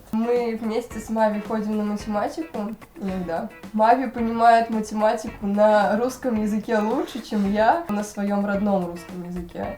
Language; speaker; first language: Russian; native; Russian